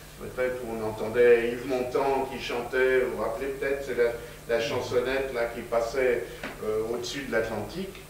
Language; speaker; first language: French; native; French